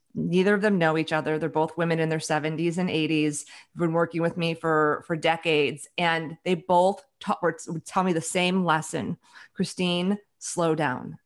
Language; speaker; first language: English; native; English